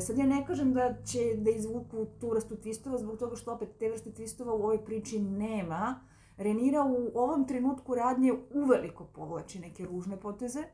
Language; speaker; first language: Serbian; native; Serbian